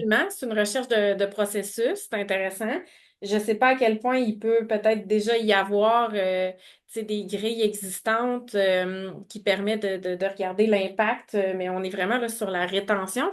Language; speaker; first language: French; native; French